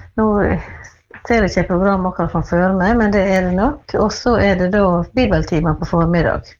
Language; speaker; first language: Norwegian; native; Norwegian